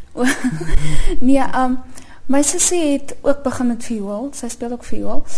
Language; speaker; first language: Afrikaans; native; Afrikaans